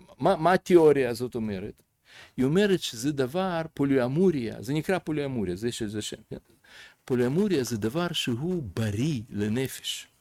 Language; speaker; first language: Hebrew; native; Hebrew